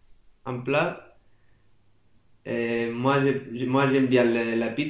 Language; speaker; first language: French; non-native, fluent; Spanish